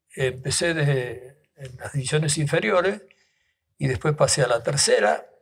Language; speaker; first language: Spanish; native; Spanish